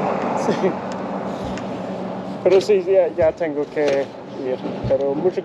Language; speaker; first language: Spanish; non-native, learner; English